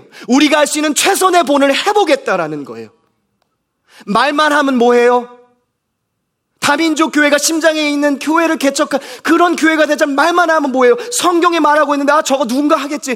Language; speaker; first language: Korean; native; Korean